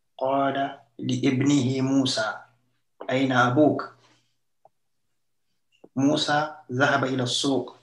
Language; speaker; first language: Arabic; non-native, learner; French